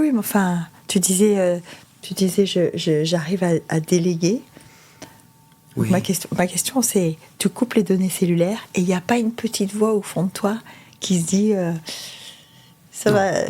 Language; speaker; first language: French; native; French